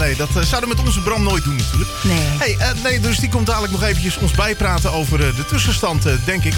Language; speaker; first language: Dutch; native; Dutch